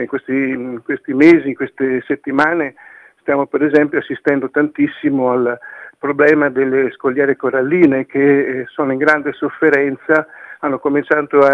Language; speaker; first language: Italian; native; Italian